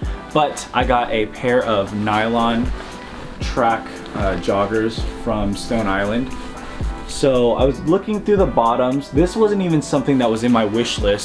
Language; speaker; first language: English; native; English